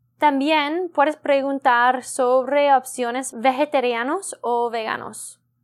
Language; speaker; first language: Spanish; non-native, learner; English